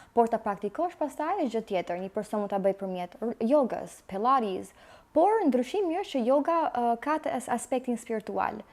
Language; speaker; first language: Albanian; early bilingual, heritage; Albanian